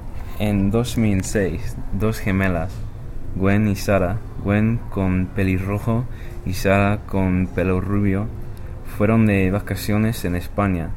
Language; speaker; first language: Spanish; non-native, learner; English